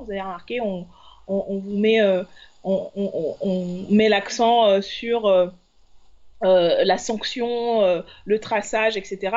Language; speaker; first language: French; native; French